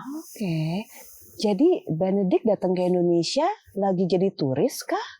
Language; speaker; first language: Indonesian; native; Indonesian